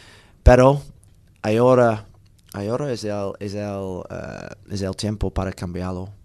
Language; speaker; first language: Spanish; non-native, learner; English